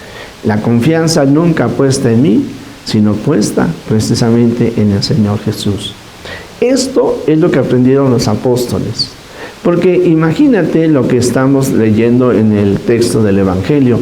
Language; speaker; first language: Spanish; native; Spanish